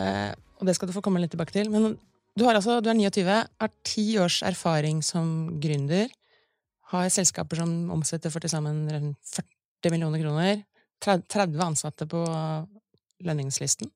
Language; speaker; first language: Norwegian; native; Norwegian